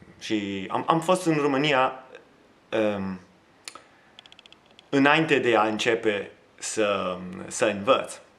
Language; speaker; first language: Romanian; non-native, learner; Italian